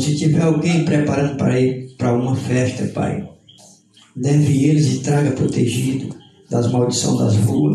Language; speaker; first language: Portuguese; native; Portuguese